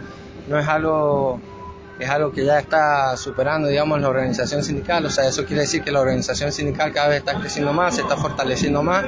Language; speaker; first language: Spanish; native; Spanish